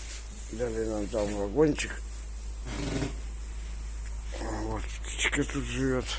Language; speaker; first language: Russian; native; Russian